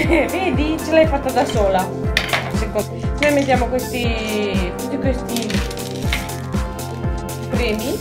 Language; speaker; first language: Italian; non-native, fluent; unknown